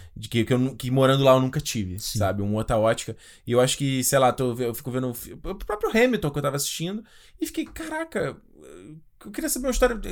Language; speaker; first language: Portuguese; native; Portuguese